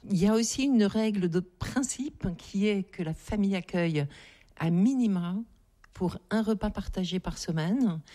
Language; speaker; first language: French; native; French